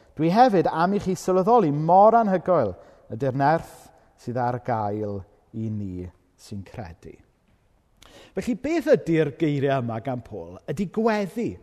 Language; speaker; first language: Welsh; native; Welsh